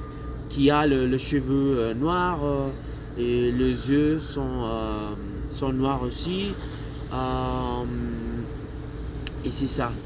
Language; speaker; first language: French; non-native, learner; Spanish